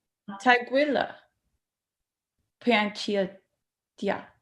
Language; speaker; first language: Chinese; non-native, learner; English